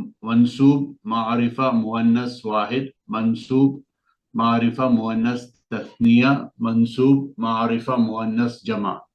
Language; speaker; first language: Arabic; non-native, learner; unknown